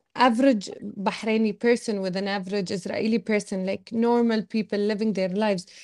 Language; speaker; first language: English; non-native, fluent; Arabic